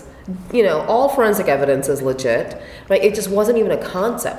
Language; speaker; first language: English; native; English